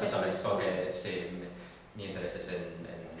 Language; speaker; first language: Spanish; non-native, fluent; English